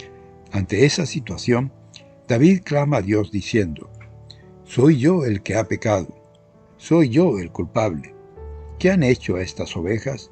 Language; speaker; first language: Spanish; native; Spanish